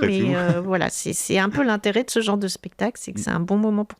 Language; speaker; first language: French; native; French